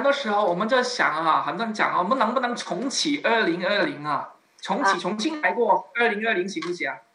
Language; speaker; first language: Chinese; native; Chinese